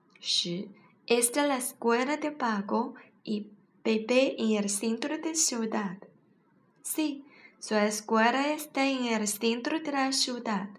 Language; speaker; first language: Spanish; non-native, learner; Chinese